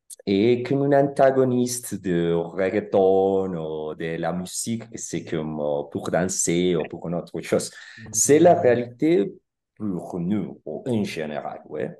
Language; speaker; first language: French; non-native, learner; Spanish